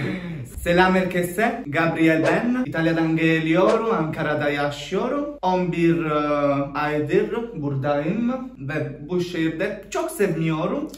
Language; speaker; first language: Turkish; non-native, learner; Italian